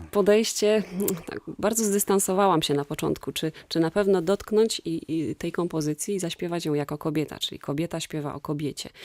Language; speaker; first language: Polish; native; Polish